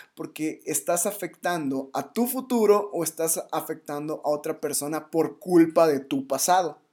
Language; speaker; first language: Spanish; native; Spanish